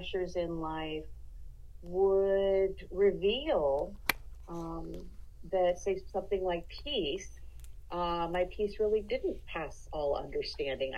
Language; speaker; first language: English; native; English